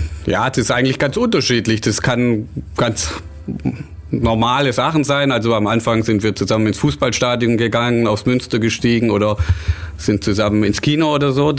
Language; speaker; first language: German; native; German